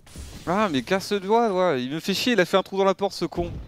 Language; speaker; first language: French; native; French